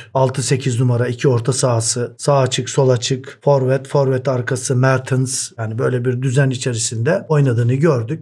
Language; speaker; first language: Turkish; native; Turkish